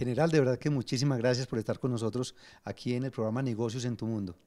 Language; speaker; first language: Spanish; native; Spanish